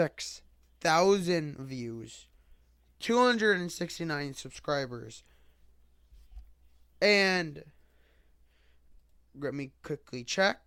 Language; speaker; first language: English; native; English